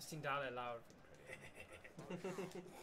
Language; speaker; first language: Welsh; native; Welsh